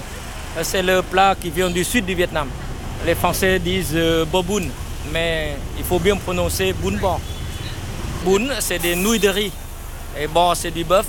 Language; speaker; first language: French; non-native, fluent; Vietnamese